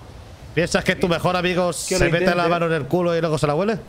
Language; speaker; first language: Spanish; native; Spanish